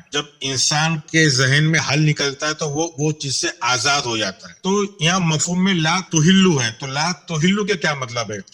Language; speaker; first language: Urdu; non-native, local second language; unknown